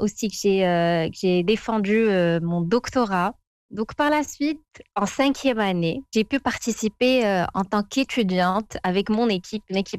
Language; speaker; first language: French; non-native, local second language; Arabic